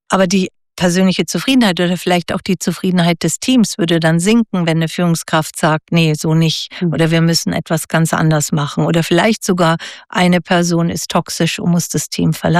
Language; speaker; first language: German; native; German